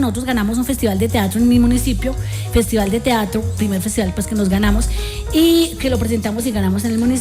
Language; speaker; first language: Spanish; native; Spanish